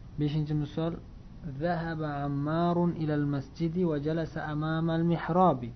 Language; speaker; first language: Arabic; non-native, fluent; Uzbek